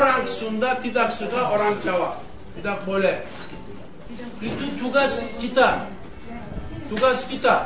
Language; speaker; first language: Indonesian; non-native, learner; Turkish